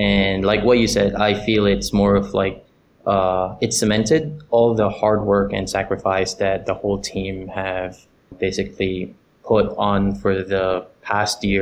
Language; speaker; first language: English; non-native, local second language; Filipino